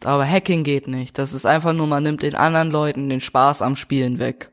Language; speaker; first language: German; native; German